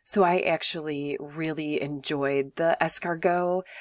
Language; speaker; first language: English; native; English